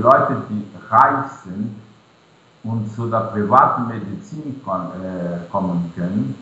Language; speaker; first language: German; non-native, fluent; Portuguese